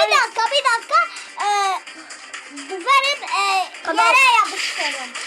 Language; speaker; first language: Turkish; early bilingual, other home language; Arabic